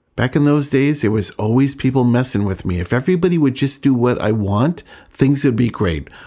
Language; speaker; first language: English; native; English